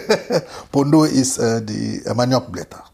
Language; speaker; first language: German; non-native, fluent; Lingala